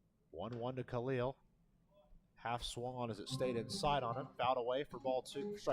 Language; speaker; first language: English; native; English